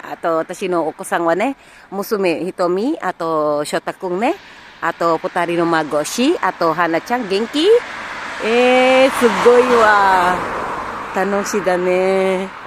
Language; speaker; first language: Japanese; non-native, learner; Filipino